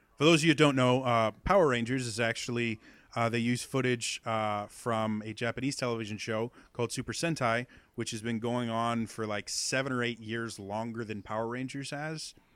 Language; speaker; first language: English; native; English